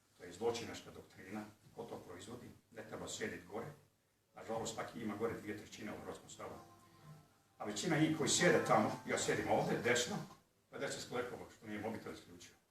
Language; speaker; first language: Bosnian; early bilingual, heritage; Croatian